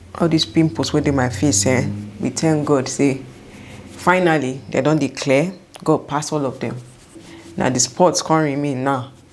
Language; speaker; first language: Nigerian Pidgin; non-native, local second language; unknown